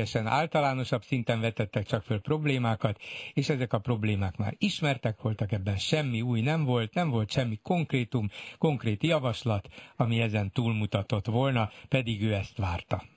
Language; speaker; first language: Hungarian; native; Hungarian